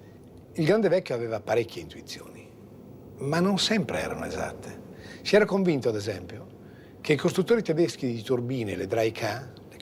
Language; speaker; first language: Italian; native; Italian